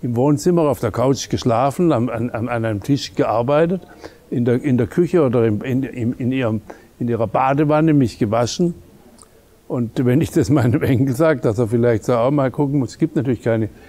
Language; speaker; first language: German; native; German